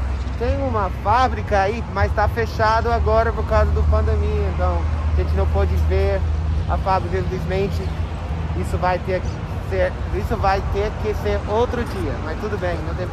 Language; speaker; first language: Portuguese; non-native, fluent; English